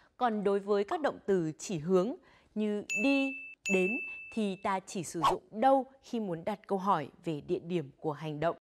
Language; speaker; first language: Vietnamese; native; Vietnamese